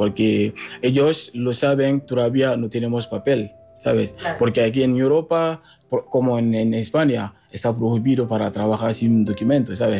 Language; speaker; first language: Spanish; non-native, learner; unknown